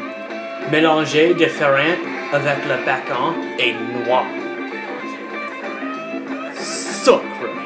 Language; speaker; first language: French; non-native, learner; English